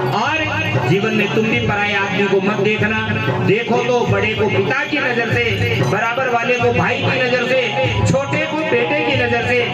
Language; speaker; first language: Hindi; native; Hindi